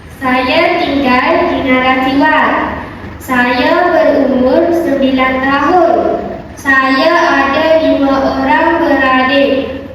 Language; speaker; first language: Indonesian; non-native, learner; Malay